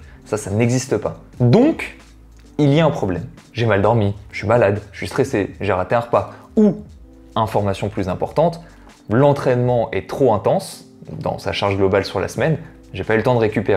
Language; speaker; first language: French; native; French